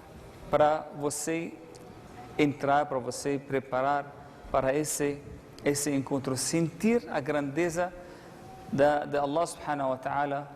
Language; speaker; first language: Portuguese; non-native, fluent; Arabic